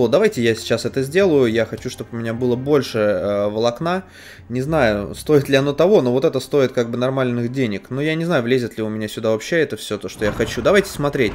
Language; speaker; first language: Russian; native; Russian